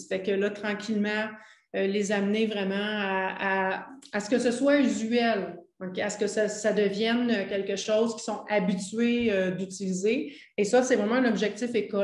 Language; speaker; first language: French; native; French